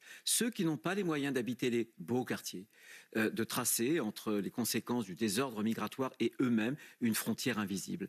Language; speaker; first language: French; native; French